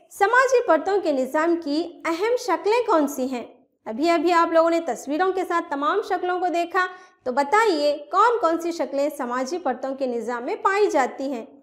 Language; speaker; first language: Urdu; native; Urdu